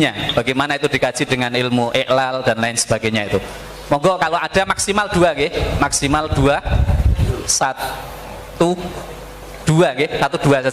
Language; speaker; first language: Indonesian; non-native, local second language; Javanese